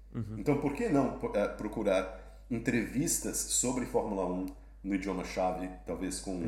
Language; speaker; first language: Portuguese; native; Portuguese